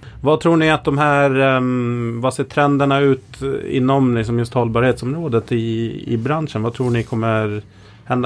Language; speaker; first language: Swedish; native; Swedish